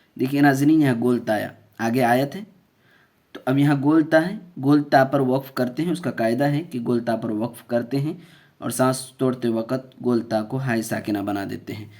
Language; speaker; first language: Urdu; native; Urdu